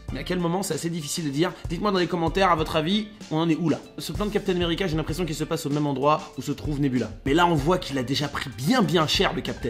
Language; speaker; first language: French; native; French